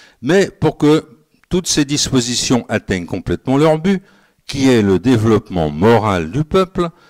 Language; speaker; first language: French; native; French